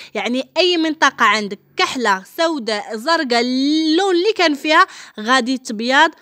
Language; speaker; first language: Arabic; native; Arabic